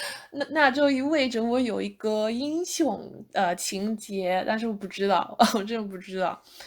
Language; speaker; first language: Chinese; non-native, fluent; English